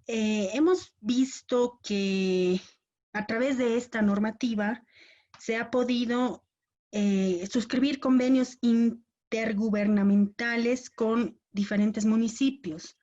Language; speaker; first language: Spanish; native; Spanish